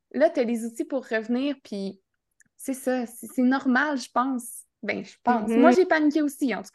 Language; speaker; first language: French; native; French